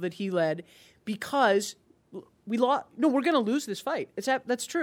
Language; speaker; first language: English; native; English